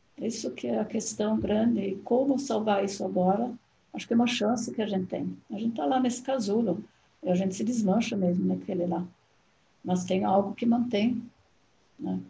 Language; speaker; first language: Portuguese; non-native, fluent; German